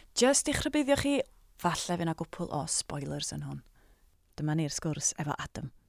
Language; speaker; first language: Welsh; native; Welsh